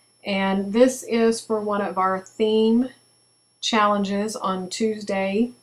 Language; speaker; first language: English; native; English